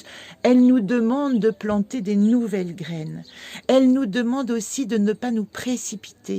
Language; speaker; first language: French; native; French